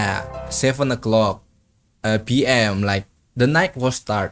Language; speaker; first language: English; non-native, learner; Indonesian